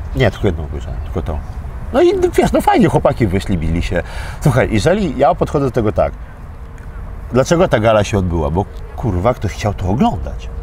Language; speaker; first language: Polish; early bilingual, other home language; Armenian